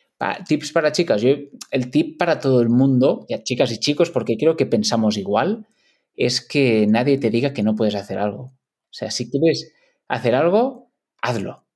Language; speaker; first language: Spanish; non-native, local second language; Catalan